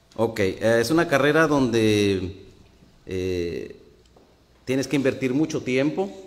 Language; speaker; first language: Spanish; native; Spanish